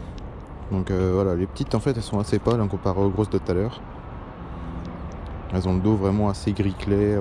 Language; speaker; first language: French; native; French